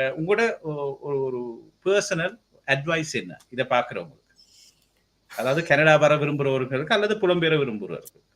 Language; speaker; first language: Tamil; native; Tamil